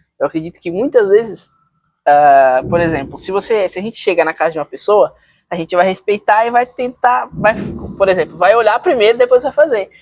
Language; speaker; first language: Portuguese; native; Portuguese